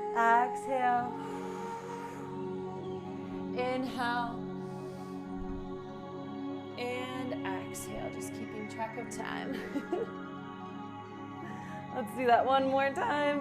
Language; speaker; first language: English; native; English